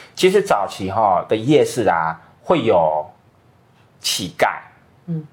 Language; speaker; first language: Chinese; native; Chinese